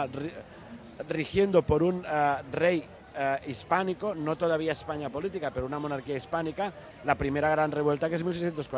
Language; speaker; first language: Spanish; non-native, local second language; Catalan